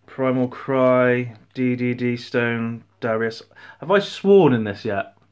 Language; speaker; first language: English; native; English